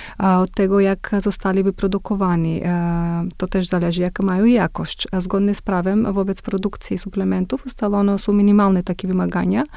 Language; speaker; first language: Polish; non-native, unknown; Macedonian